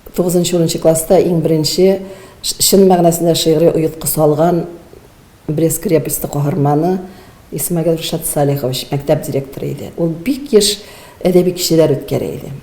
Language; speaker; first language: Tatar; native; Tatar